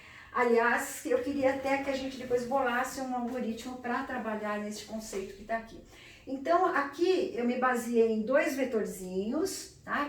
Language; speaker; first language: Portuguese; native; Portuguese